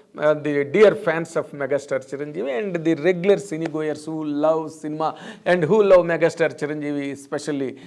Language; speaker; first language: English; non-native, local second language; Telugu